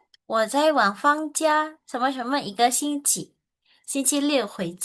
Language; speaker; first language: Chinese; non-native, fluent; Indonesian